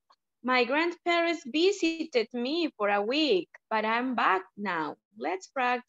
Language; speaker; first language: English; non-native, learner; Spanish